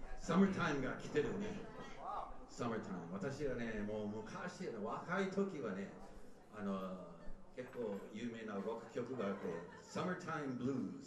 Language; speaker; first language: Japanese; non-native, fluent; English